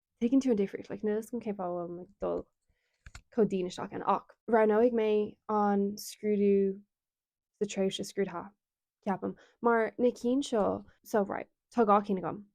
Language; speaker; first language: Irish; non-native, local second language; English